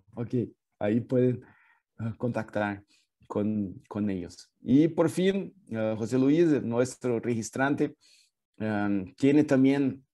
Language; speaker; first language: Spanish; non-native, fluent; Portuguese